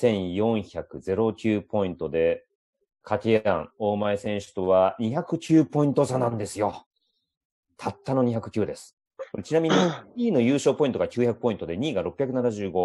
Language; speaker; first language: Japanese; native; Japanese